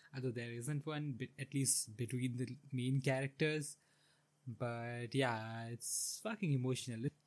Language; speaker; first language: English; non-native, local second language; Hindi